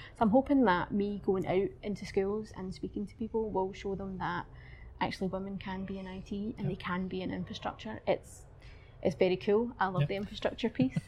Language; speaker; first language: English; native; English